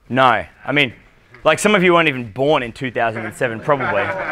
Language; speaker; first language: English; native; English